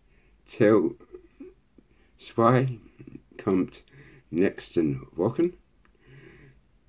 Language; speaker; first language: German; non-native, learner; English